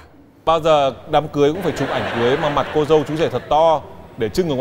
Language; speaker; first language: Vietnamese; native; Vietnamese